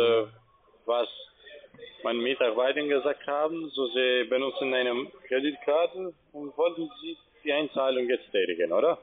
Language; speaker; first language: German; non-native, fluent; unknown